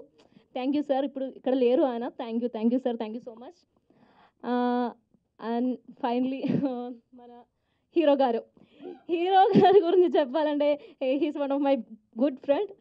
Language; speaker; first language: Telugu; non-native, learner; Malayalam